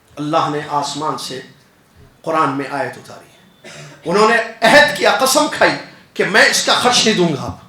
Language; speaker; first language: Urdu; native; Urdu